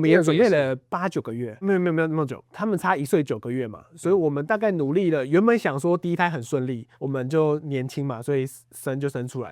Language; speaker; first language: Chinese; native; Chinese